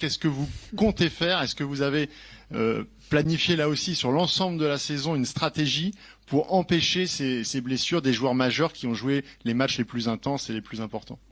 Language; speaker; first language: French; native; French